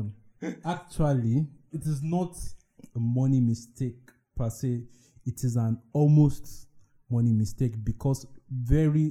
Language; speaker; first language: English; non-native, local second language; Yoruba